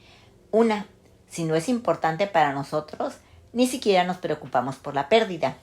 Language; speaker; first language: Spanish; native; Spanish